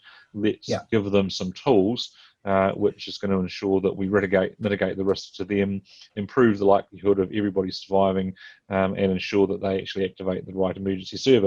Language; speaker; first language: English; native; English